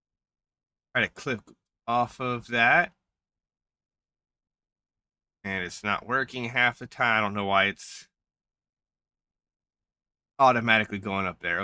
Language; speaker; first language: English; native; English